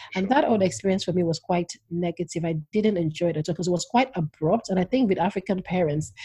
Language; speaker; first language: English; non-native, local second language; Yoruba